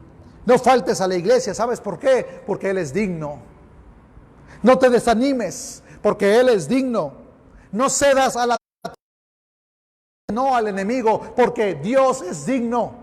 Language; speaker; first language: Spanish; native; Spanish